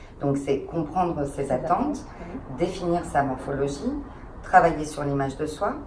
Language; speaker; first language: French; native; French